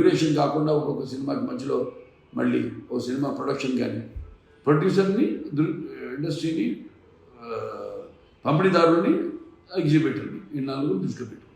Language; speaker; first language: Telugu; native; Telugu